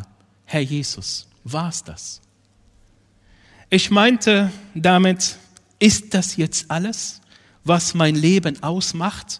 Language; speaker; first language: German; non-native, fluent; Arabic